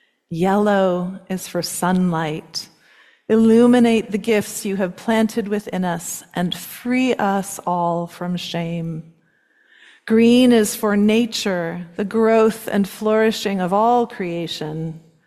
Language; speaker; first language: English; native; English